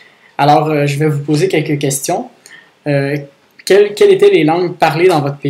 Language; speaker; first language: French; native; French